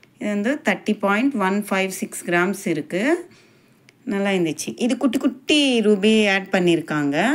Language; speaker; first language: Tamil; non-native, local second language; Telugu